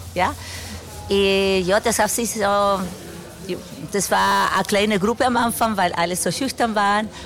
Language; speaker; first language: German; non-native, fluent; Spanish